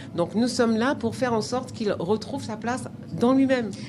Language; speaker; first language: French; native; French